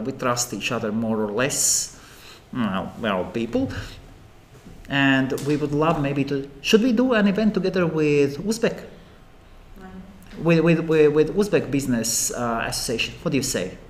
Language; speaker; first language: English; non-native, fluent; Latvian